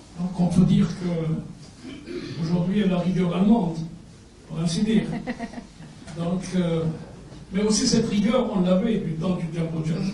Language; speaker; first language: French; non-native, local second language; Arabic